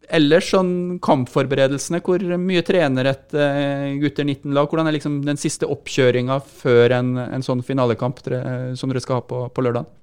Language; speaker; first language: Norwegian; native; Norwegian